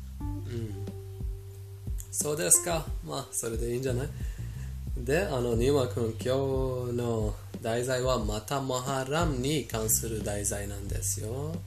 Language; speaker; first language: Japanese; non-native, fluent; Persian